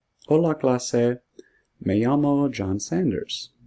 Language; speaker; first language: Spanish; non-native, learner; English